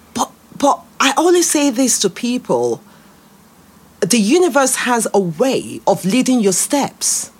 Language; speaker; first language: English; non-native, local second language; Yoruba